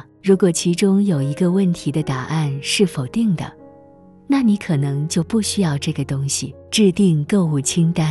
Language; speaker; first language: Chinese; native; Chinese